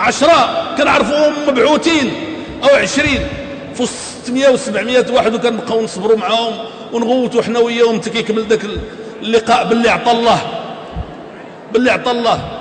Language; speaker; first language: Arabic; native; Arabic